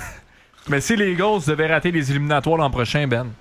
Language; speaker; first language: French; native; French